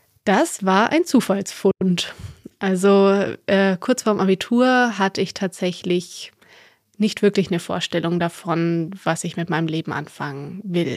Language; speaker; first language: German; native; German